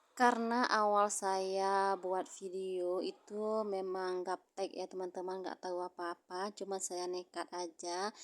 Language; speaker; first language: Indonesian; non-native, local second language; Achinese